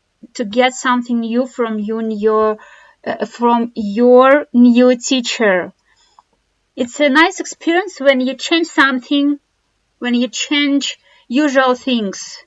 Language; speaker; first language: English; non-native, fluent; Russian